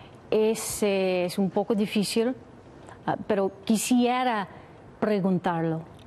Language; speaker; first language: Spanish; non-native, learner; English